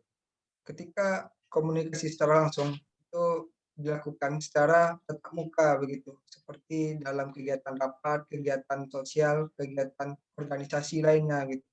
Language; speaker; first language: Indonesian; native; Indonesian